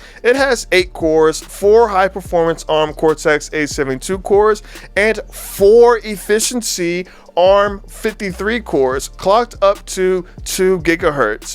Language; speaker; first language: English; native; English